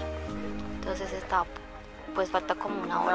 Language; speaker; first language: Spanish; native; Spanish